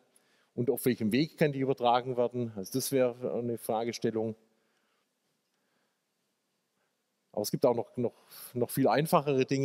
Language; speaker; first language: German; native; German